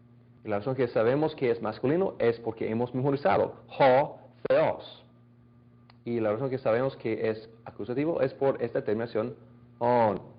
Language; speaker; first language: Spanish; non-native, fluent; English